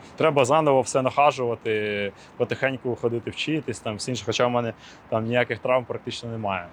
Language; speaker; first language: Ukrainian; non-native, local second language; Russian